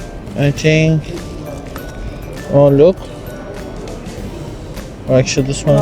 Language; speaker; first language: English; non-native, learner; Turkish